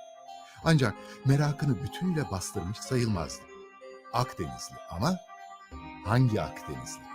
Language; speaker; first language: Turkish; native; Turkish